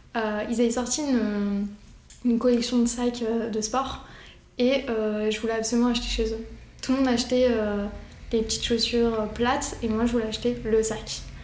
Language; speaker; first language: French; early bilingual, other home language; Arabic